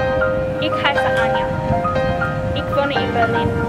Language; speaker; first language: German; non-native, learner; English